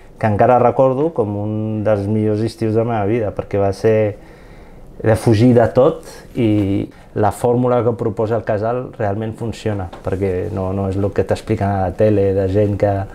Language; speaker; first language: Catalan; non-native, fluent; Arabic